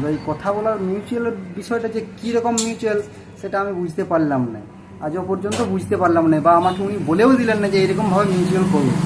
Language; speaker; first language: Bangla; native; Bangla